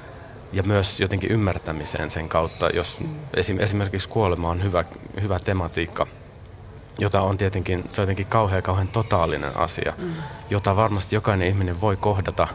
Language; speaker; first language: Finnish; native; Finnish